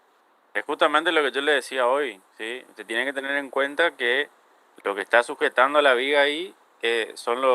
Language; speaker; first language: Spanish; native; Spanish